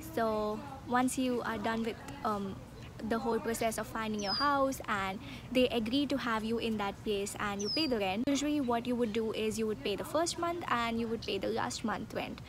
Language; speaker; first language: English; non-native, local second language; Hindi